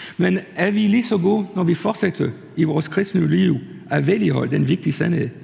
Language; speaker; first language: Danish; non-native, fluent; French